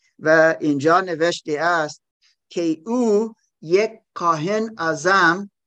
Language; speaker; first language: Persian; non-native, learner; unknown